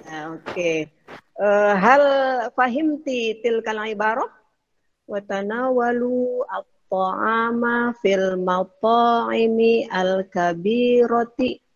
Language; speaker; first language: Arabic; non-native, fluent; Indonesian